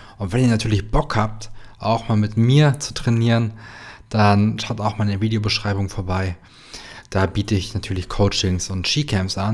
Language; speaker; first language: German; native; German